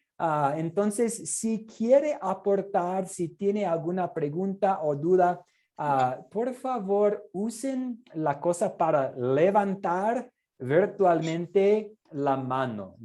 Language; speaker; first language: Spanish; non-native, fluent; English